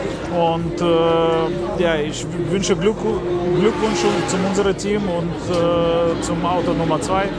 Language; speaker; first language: German; non-native, learner; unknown